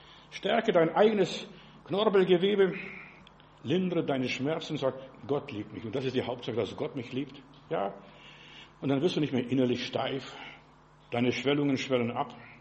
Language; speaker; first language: German; non-native, fluent; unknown